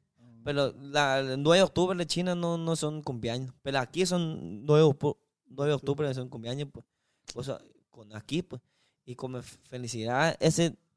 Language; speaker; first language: Spanish; non-native, learner; Chinese